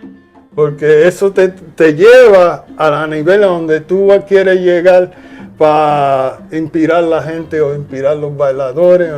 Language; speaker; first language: Spanish; early bilingual, heritage; Spanish